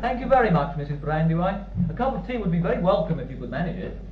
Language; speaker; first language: English; native; English